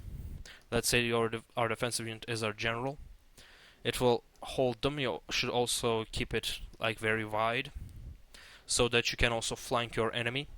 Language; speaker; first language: English; non-native, fluent; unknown